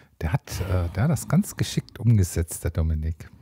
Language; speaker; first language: German; native; German